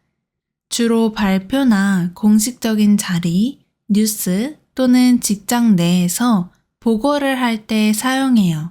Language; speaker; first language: Korean; native; Korean